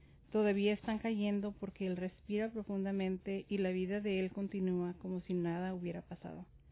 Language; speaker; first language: Spanish; native; Spanish